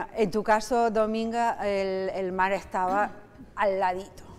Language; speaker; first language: Spanish; native; Spanish